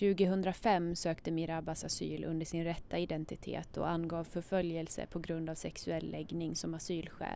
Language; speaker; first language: Swedish; native; Swedish